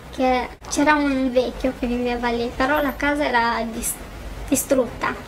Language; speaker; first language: Italian; non-native, fluent; Romanian